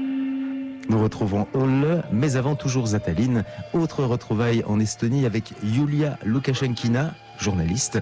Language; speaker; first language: French; native; French